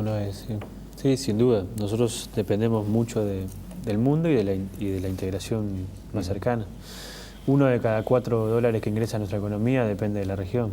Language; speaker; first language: Spanish; native; Spanish